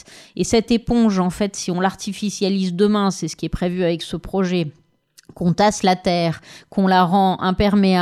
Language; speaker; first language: French; native; French